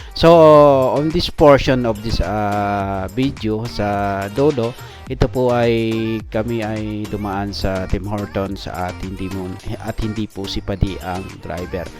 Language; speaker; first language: Filipino; non-native, local second language; Bikol